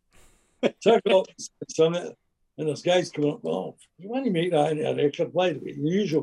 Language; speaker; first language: English; native; English